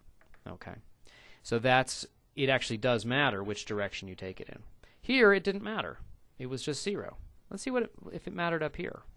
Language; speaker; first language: English; native; English